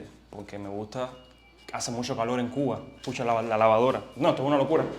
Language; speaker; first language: Spanish; native; Spanish